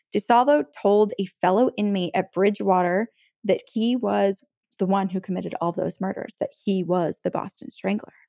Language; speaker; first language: English; native; English